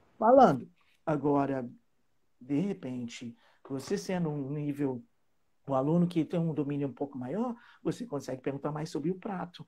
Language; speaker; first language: Portuguese; non-native, fluent; English